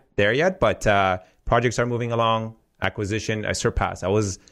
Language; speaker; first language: English; early bilingual, heritage; Persian